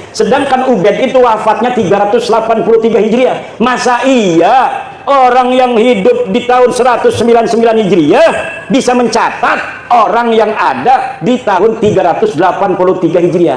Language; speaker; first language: Indonesian; non-native, local second language; Javanese